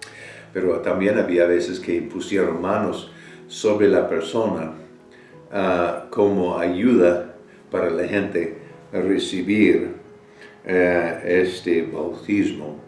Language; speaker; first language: Spanish; non-native, fluent; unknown